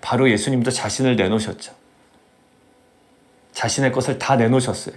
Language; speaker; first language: Korean; native; Korean